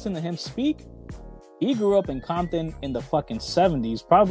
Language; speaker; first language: English; early bilingual, other home language; Spanish